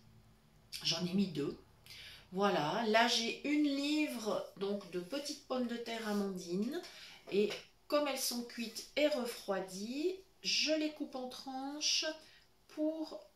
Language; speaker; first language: French; native; French